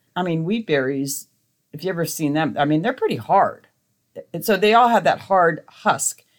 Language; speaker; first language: English; native; English